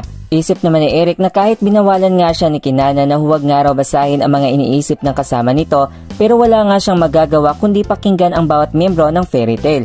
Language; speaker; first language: Filipino; native; Filipino